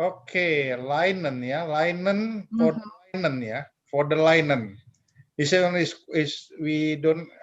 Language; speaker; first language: English; non-native, fluent; Indonesian